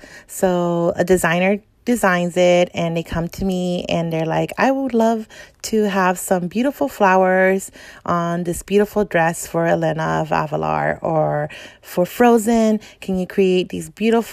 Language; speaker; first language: English; native; English